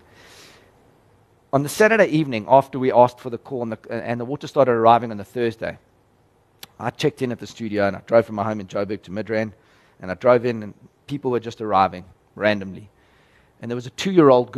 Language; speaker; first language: English; native; English